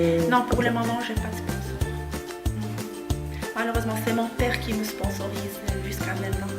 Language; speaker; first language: French; non-native, local second language; Arabic